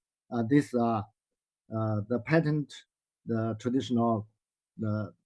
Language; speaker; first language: English; non-native, learner; Chinese